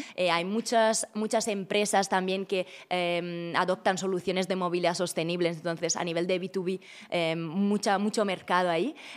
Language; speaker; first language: Spanish; non-native, fluent; Italian